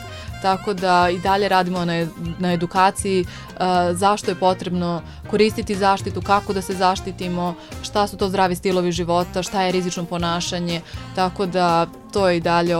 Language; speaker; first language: Serbian; native; Serbian